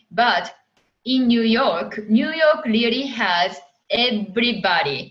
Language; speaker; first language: English; non-native, fluent; Japanese